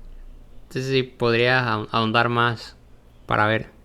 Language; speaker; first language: Spanish; native; Spanish